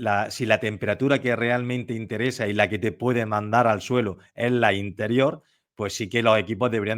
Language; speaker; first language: Spanish; native; Spanish